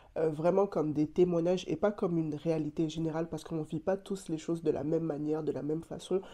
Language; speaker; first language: French; native; French